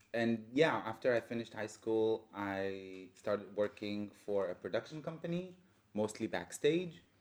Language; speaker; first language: English; non-native, fluent; Hebrew